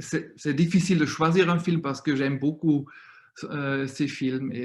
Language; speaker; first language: French; non-native, fluent; German